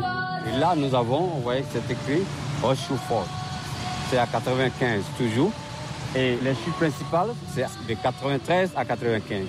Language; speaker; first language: French; non-native, fluent; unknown